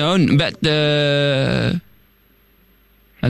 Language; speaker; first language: English; non-native, learner; French